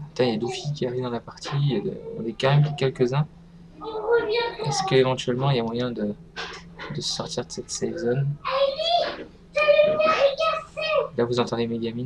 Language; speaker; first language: French; native; French